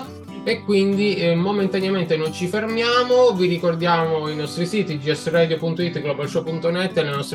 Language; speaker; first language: Italian; native; Italian